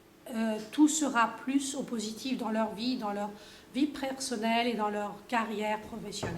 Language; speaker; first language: French; non-native, fluent; Greek